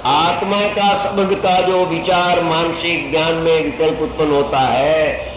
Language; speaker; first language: Hindi; non-native, local second language; Gujarati